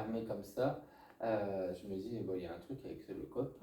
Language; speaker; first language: French; native; French